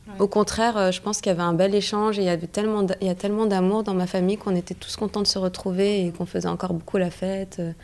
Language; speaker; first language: French; early bilingual, other home language; Arabic